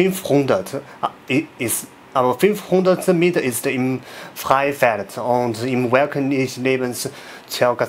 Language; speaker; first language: German; non-native, learner; Chinese